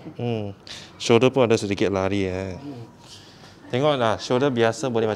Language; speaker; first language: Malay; non-native, local second language; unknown